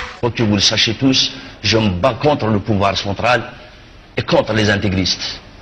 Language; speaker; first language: French; non-native, local second language; Kabyle